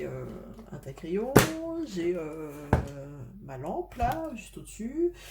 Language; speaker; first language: French; native; French